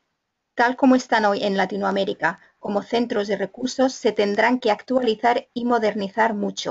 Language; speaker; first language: Spanish; native; Spanish